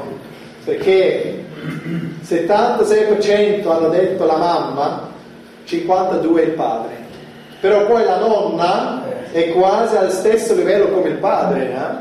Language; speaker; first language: Italian; non-native, fluent; German